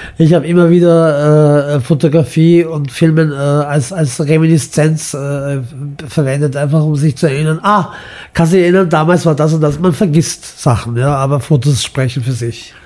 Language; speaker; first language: German; early bilingual, other home language; Croatian